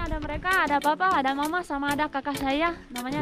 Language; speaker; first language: Indonesian; non-native, fluent; Spanish